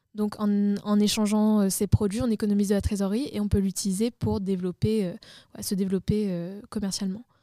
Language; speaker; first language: French; native; French